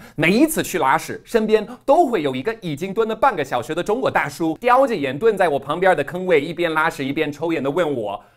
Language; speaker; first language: Chinese; non-native, fluent; English